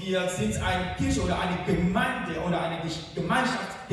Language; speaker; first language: German; non-native, fluent; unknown